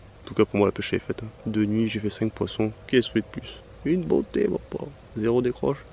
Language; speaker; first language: French; native; French